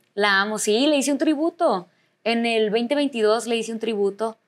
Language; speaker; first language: Spanish; native; Spanish